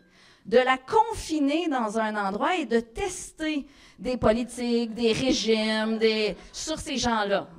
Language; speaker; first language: French; native; French